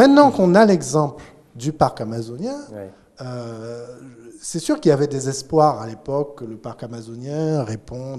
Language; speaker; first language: French; native; French